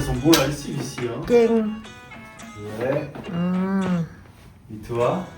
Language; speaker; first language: French; early bilingual, other home language; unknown